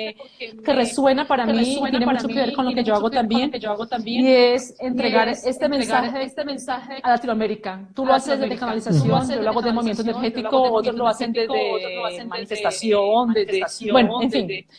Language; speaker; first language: Spanish; native; Spanish